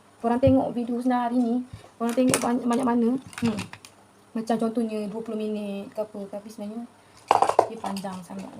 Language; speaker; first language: Malay; native; Malay